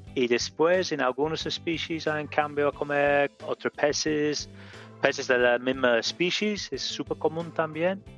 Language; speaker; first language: Spanish; non-native, learner; English